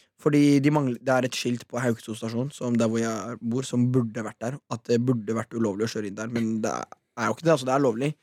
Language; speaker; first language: Norwegian; early bilingual, other home language; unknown